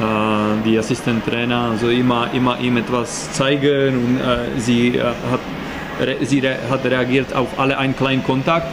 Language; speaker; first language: German; non-native, learner; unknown